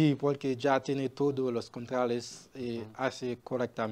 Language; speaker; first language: Spanish; non-native, learner; Haitian Creole